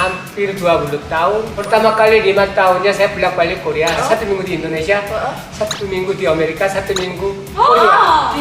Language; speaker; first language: Indonesian; non-native, learner; Korean